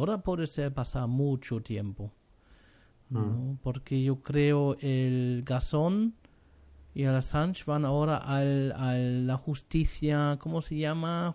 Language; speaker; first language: Spanish; non-native, learner; German